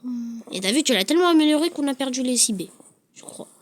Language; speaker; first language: French; native; French